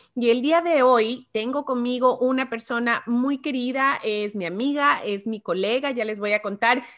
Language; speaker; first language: Spanish; native; Spanish